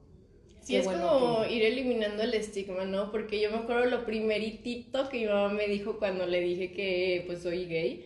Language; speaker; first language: Spanish; native; Spanish